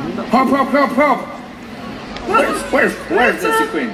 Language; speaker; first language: English; non-native, learner; Polish